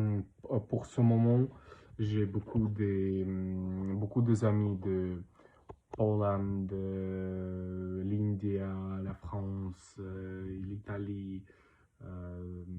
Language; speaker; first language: French; non-native, learner; Russian